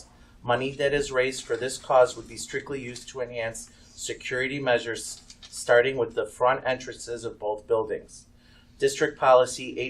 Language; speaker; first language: English; native; English